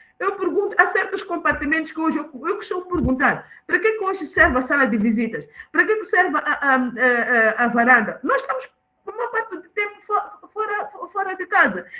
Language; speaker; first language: Portuguese; non-native, local second language; Tsonga